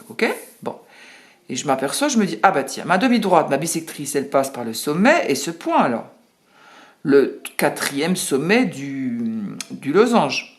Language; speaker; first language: French; native; French